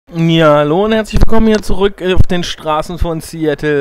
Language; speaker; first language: German; native; German